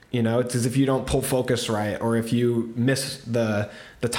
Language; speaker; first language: English; native; English